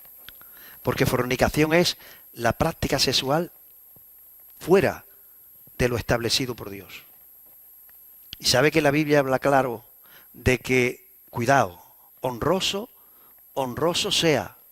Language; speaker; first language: Spanish; native; Spanish